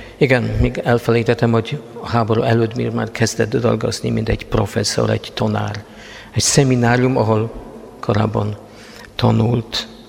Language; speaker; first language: Hungarian; non-native, fluent; Polish